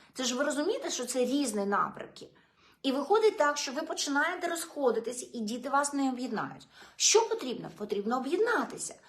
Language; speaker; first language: Ukrainian; non-native, local second language; Russian